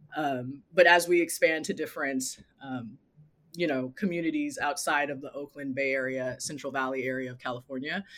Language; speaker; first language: English; native; English